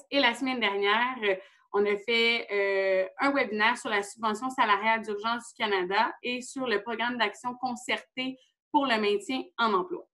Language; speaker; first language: French; native; French